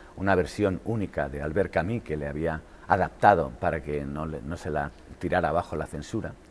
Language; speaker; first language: Spanish; native; Spanish